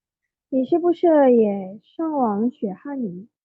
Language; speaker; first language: Chinese; non-native, learner; Indonesian